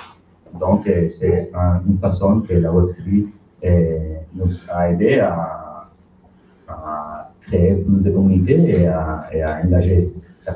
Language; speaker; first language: French; non-native, learner; Spanish